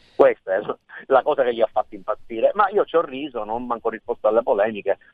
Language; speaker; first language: Italian; native; Italian